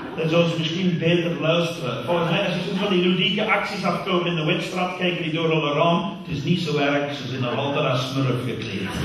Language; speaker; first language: Dutch; non-native, fluent; English